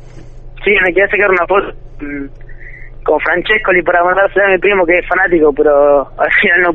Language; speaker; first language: Spanish; native; Spanish